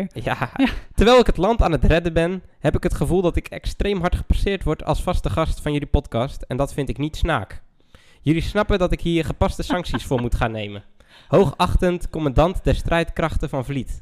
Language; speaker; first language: Dutch; native; Dutch